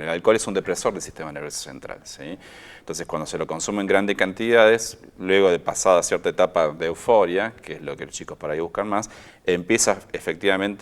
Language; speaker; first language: Spanish; native; Spanish